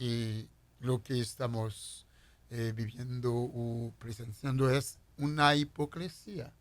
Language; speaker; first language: Spanish; non-native, fluent; Haitian Creole